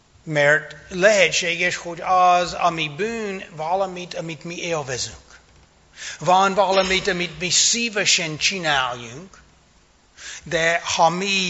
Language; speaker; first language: Hungarian; non-native, fluent; English